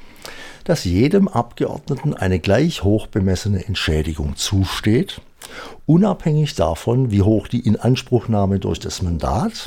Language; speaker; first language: German; native; German